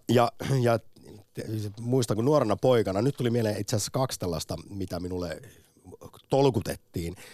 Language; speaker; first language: Finnish; native; Finnish